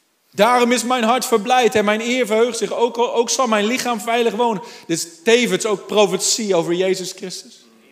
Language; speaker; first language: Dutch; native; Dutch